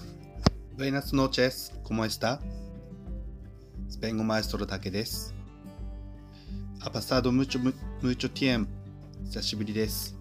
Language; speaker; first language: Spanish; non-native, fluent; Japanese